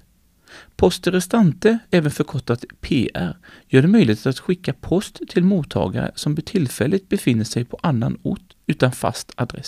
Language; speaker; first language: Swedish; native; Swedish